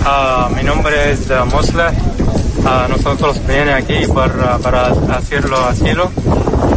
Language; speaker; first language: Spanish; non-native, learner; Arabic